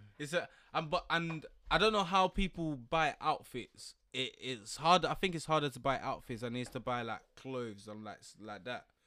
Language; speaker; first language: English; early bilingual, other home language; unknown